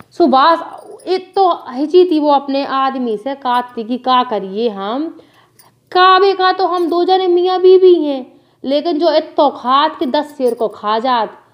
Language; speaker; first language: Hindi; native; Hindi